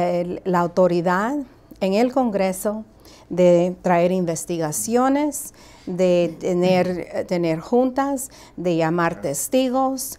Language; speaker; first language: Spanish; early bilingual, heritage; Spanish